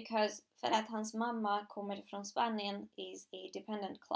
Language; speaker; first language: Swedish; non-native, fluent; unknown